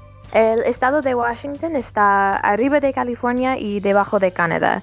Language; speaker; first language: Spanish; non-native, fluent; English